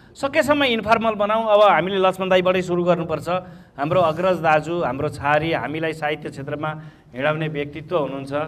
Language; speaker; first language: Nepali; native; Nepali